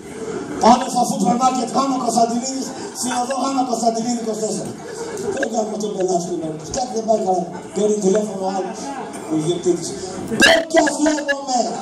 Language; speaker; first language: Greek; native; Greek